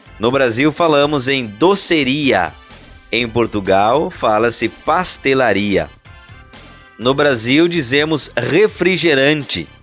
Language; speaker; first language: Portuguese; native; Portuguese